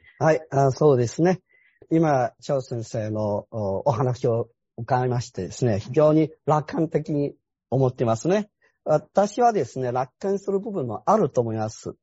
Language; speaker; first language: Japanese; non-native, fluent; Chinese